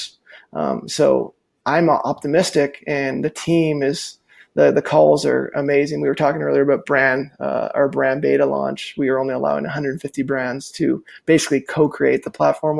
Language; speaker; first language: English; native; English